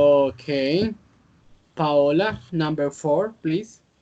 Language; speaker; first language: English; non-native, learner; Spanish